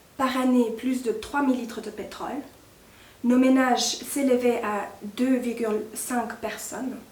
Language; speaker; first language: French; non-native, fluent; German